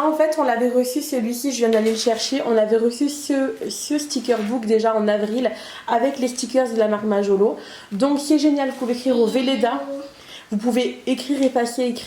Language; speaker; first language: French; native; French